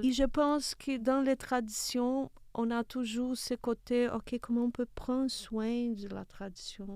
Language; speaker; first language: French; non-native, fluent; Portuguese